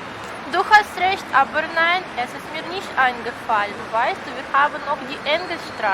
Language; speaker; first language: German; non-native, fluent; Russian